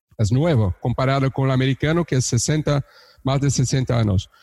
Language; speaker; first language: Portuguese; native; Portuguese